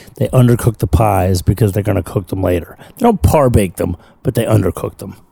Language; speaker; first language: English; native; English